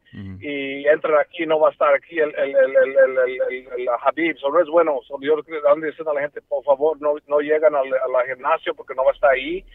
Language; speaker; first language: Spanish; early bilingual, heritage; Spanish